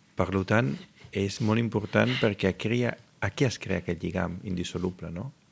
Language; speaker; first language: Catalan; non-native, fluent; Italian